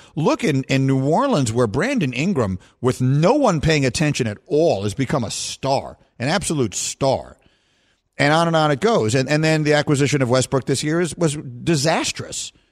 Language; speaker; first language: English; native; English